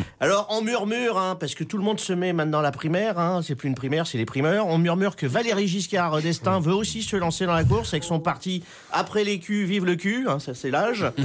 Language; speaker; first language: French; native; French